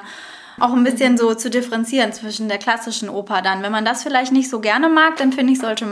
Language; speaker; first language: German; native; German